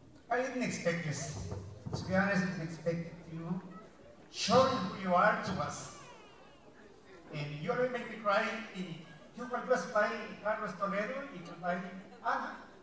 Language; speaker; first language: English; non-native, fluent; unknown